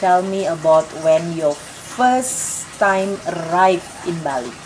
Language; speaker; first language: English; non-native, local second language; Indonesian